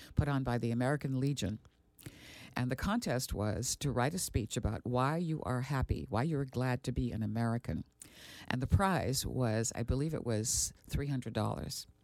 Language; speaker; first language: English; early bilingual, other home language; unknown